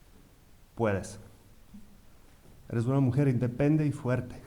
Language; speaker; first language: Spanish; non-native, learner; Bulgarian